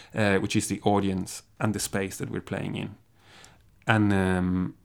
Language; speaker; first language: English; non-native, fluent; Spanish